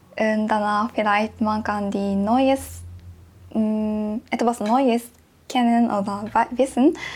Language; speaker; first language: German; non-native, learner; Japanese